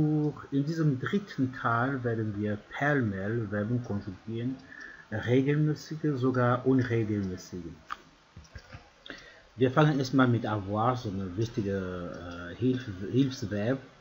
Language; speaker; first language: German; non-native, fluent; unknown